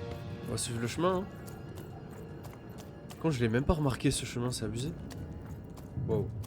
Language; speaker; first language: French; native; French